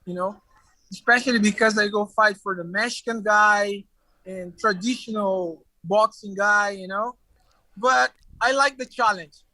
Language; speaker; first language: English; non-native, learner; Portuguese